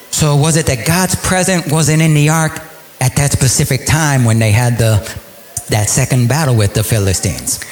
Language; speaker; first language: English; native; English